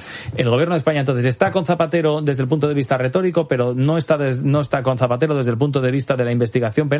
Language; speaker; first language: Spanish; native; Spanish